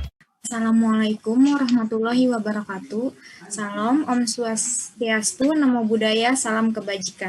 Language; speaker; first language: Indonesian; native; Indonesian